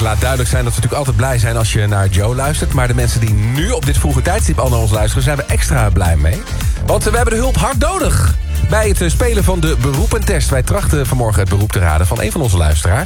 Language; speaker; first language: Dutch; native; Dutch